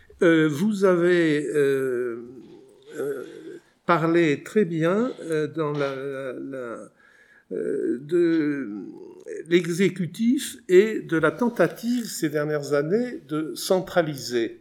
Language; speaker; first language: French; native; French